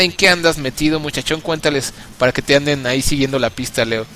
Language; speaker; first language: Spanish; native; Spanish